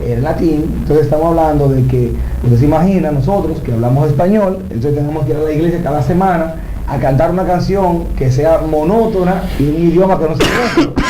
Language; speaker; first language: Spanish; native; Spanish